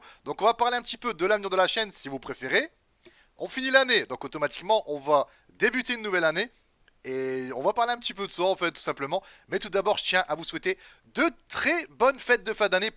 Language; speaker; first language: French; native; French